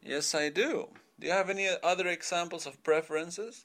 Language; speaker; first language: English; non-native, fluent; Spanish